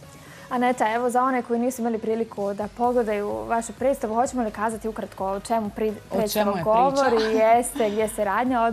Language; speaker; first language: Croatian; native; Croatian